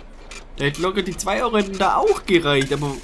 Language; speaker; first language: German; native; German